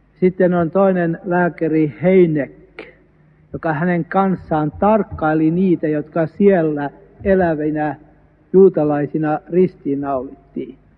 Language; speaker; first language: Finnish; non-native, local second language; Swedish